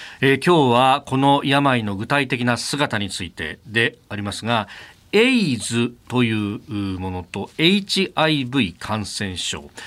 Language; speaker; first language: Japanese; native; Japanese